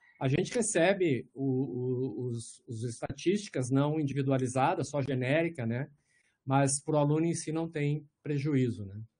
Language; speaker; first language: Portuguese; native; Portuguese